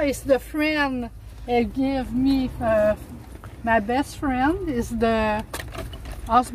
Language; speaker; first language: English; non-native, learner; French